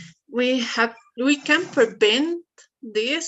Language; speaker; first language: English; non-native, learner; Spanish